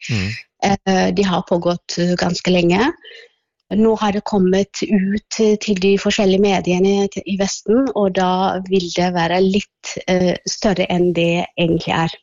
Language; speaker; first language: Norwegian; non-native, fluent; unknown